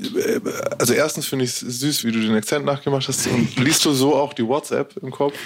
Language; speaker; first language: German; native; German